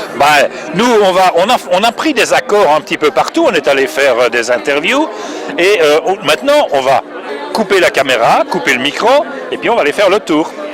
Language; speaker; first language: French; native; French